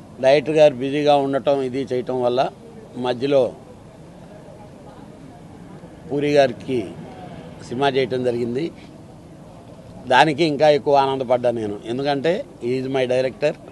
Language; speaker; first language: Telugu; native; Telugu